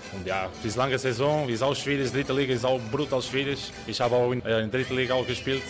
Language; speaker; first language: German; non-native, learner; Portuguese